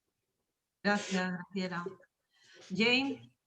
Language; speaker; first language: Spanish; native; Spanish